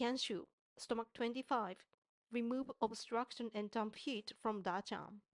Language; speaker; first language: English; non-native, fluent; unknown